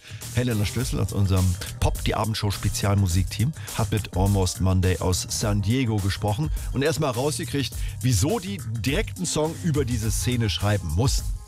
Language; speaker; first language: German; native; German